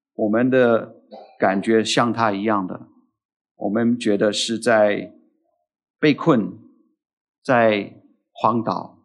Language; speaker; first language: Chinese; non-native, fluent; English